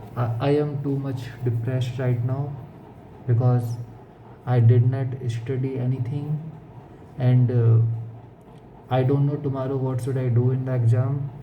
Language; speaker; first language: English; non-native, local second language; Hindi